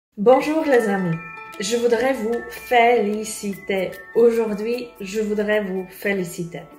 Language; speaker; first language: French; non-native, fluent; Polish